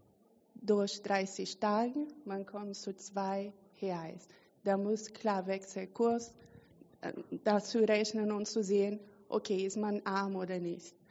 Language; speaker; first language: German; non-native, fluent; Portuguese